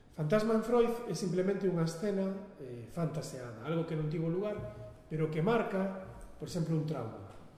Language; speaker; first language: Galician; non-native, local second language; Spanish